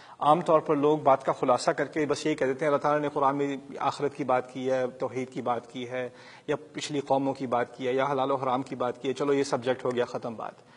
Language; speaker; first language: Urdu; early bilingual, heritage; Urdu